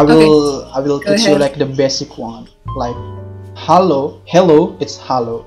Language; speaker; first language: English; non-native, learner; Indonesian